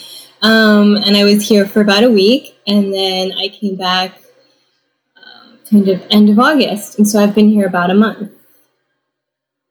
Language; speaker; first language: English; native; English